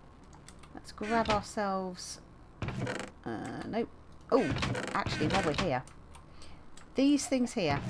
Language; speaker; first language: English; native; English